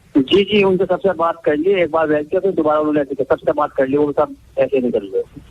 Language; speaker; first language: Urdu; native; Urdu